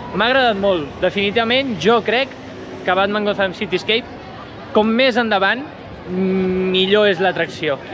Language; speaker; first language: Catalan; native; Catalan